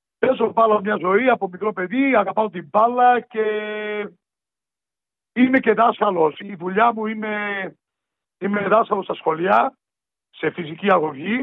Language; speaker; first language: Greek; early bilingual, heritage; Greek